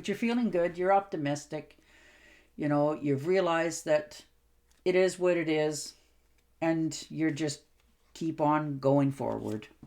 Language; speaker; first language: English; native; English